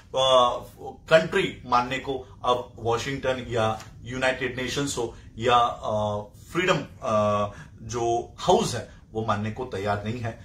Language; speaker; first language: Hindi; non-native, local second language; Marathi